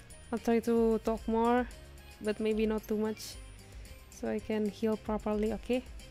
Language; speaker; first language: English; non-native, fluent; Indonesian